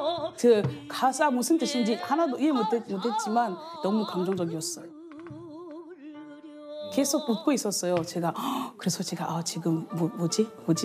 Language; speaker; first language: Korean; non-native, learner; French